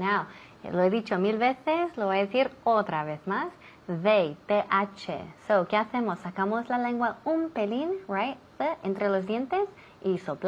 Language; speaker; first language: Spanish; non-native, fluent; English